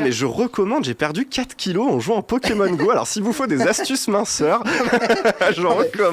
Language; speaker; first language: French; native; French